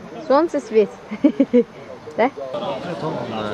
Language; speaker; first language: Russian; native; Russian